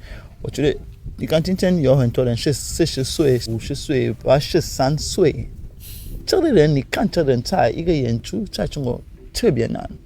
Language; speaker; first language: Chinese; non-native, learner; French